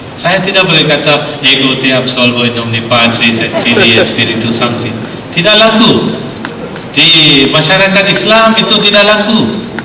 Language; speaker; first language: Malay; non-native, local second language; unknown